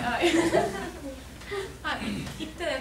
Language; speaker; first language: Japanese; non-native, learner; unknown